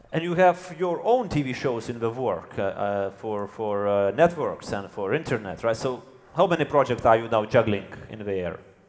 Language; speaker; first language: English; non-native, fluent; Lithuanian